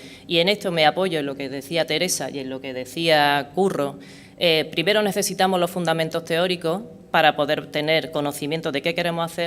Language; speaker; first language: Spanish; native; Spanish